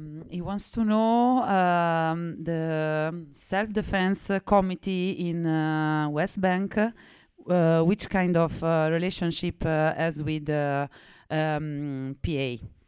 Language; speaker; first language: English; non-native, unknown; Italian